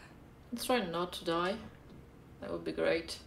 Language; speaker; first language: English; non-native, fluent; French